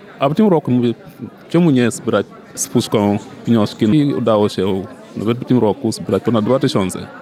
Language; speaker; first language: Polish; non-native, fluent; Wolof